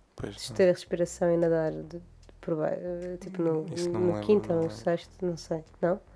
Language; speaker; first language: Portuguese; native; Portuguese